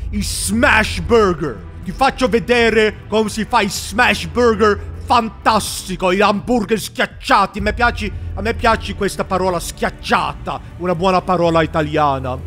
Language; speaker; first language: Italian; non-native, learner; Swedish